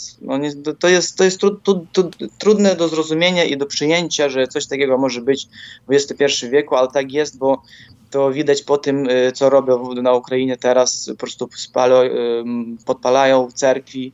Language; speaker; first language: Polish; non-native, fluent; Ukrainian